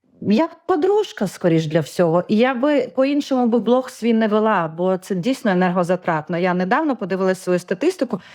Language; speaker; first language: Ukrainian; non-native, local second language; Russian